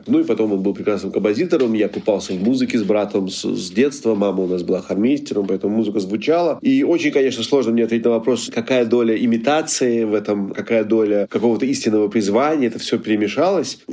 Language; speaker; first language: Russian; native; Russian